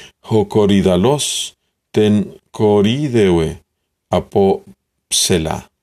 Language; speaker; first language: Greek; non-native, learner; Spanish